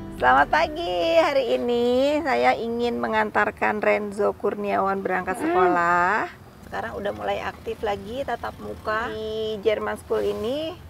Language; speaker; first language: Indonesian; native; Indonesian